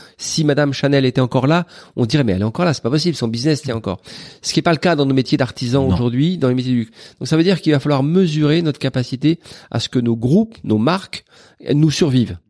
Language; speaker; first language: French; native; French